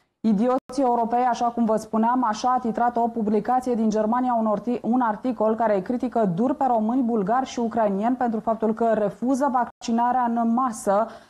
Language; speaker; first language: Romanian; native; Romanian